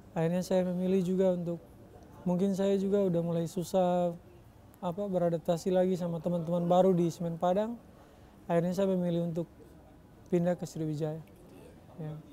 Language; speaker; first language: Indonesian; native; Indonesian